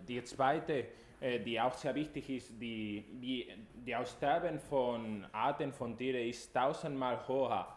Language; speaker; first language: German; non-native, fluent; Spanish